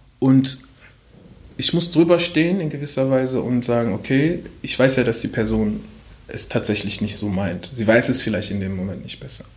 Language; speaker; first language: German; early bilingual, other home language; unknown